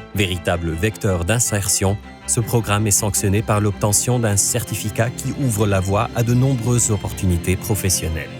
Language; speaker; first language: French; native; French